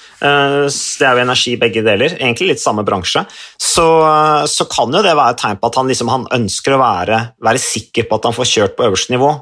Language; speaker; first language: Norwegian; native; Norwegian